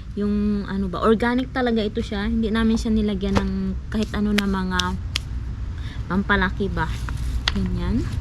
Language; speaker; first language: Filipino; non-native, local second language; Hiligaynon